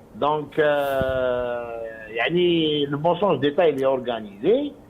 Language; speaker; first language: French; non-native, local second language; Arabic